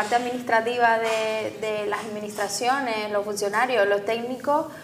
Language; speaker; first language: Spanish; native; Spanish